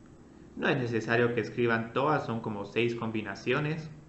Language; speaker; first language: Spanish; native; Spanish